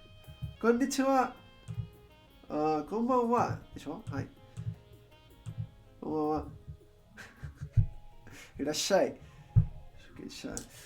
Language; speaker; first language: Japanese; non-native, learner; Spanish